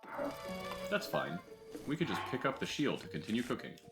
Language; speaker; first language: English; native; English